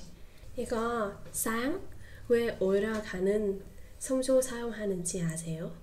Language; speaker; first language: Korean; non-native, learner; Vietnamese